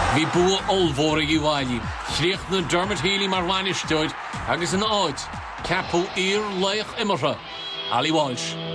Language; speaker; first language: Irish; native; Irish